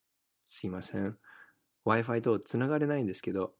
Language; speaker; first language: Japanese; non-native, fluent; English